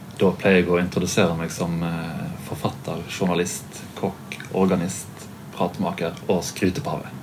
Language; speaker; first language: Norwegian; native; Norwegian